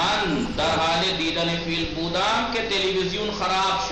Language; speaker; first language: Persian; non-native, fluent; Urdu